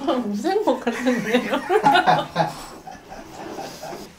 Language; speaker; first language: Korean; non-native, fluent; Japanese